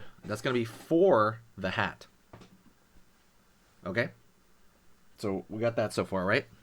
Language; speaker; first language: English; native; English